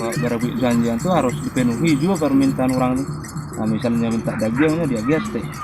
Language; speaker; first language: Malay; non-native, local second language; Minangkabau